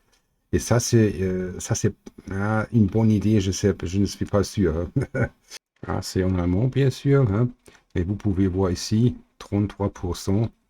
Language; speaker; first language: French; non-native, learner; German